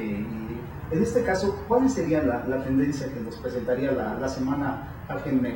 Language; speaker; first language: Spanish; native; Spanish